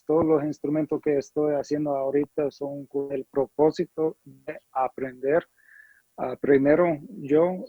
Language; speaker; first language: Spanish; non-native, fluent; English